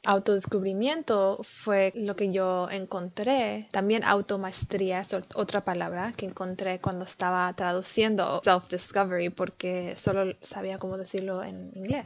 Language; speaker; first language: Spanish; early bilingual, heritage; Spanish